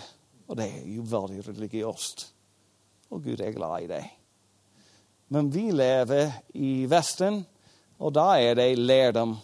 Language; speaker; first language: Norwegian; non-native, fluent; English